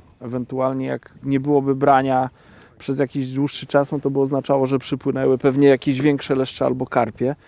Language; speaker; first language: Polish; native; Polish